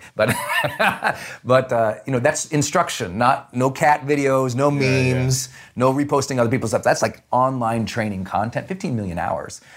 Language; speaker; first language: English; native; English